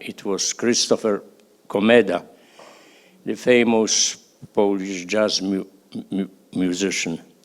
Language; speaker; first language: English; non-native, fluent; Polish